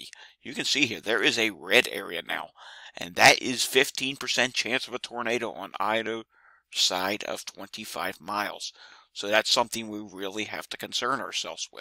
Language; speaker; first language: English; native; English